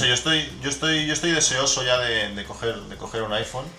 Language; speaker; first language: Spanish; native; Spanish